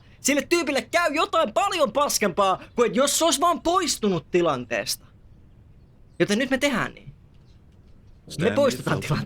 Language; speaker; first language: Finnish; native; Finnish